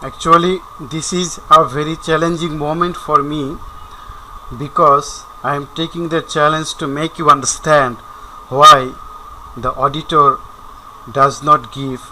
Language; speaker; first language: English; non-native, local second language; Bangla